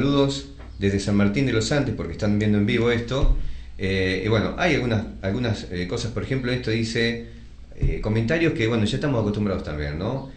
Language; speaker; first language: Spanish; native; Spanish